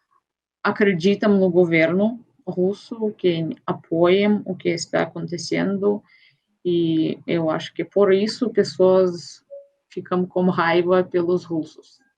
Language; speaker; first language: Portuguese; non-native, fluent; Russian